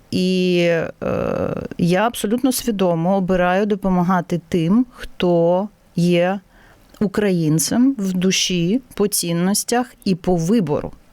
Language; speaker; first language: Ukrainian; non-native, local second language; Russian